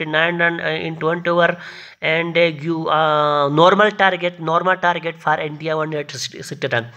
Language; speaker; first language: English; non-native, learner; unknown